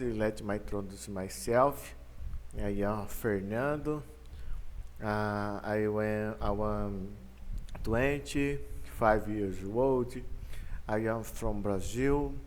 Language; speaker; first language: English; non-native, learner; Portuguese